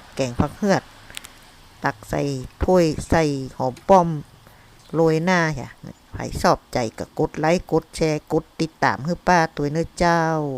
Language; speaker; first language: Thai; native; Thai